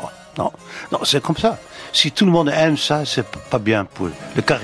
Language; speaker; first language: French; non-native, fluent; Dutch